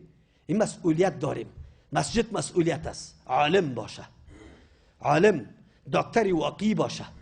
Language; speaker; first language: Persian; native; Persian